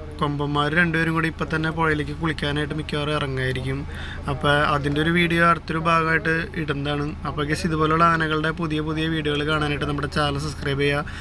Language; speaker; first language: Malayalam; native; Malayalam